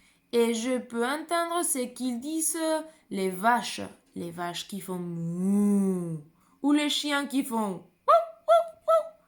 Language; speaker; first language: French; non-native, fluent; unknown